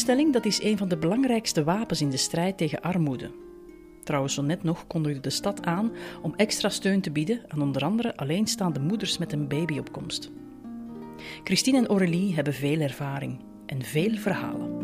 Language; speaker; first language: Dutch; native; Dutch